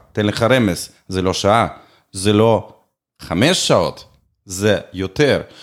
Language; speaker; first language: Hebrew; non-native, fluent; Russian